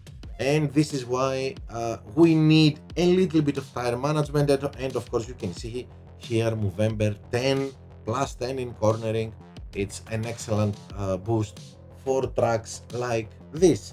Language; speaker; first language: English; non-native, fluent; Greek